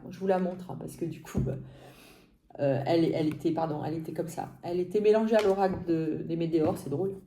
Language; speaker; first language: French; native; French